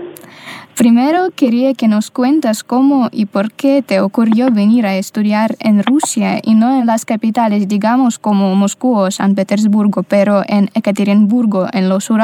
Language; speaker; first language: Spanish; non-native, fluent; Russian